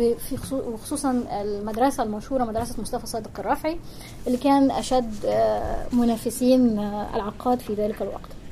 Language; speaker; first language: Arabic; native; Arabic